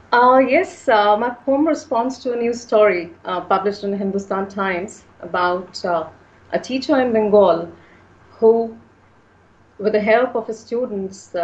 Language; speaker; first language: English; non-native, local second language; Punjabi